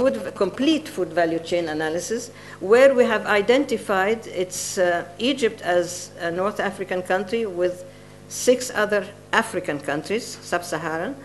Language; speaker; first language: English; non-native, fluent; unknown